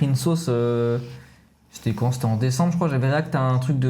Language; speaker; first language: French; native; French